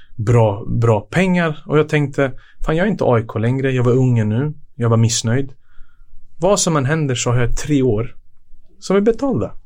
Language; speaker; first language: Swedish; early bilingual, other home language; Serbian